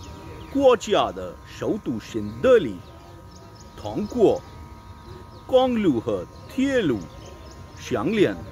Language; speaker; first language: Chinese; non-native, learner; Hindi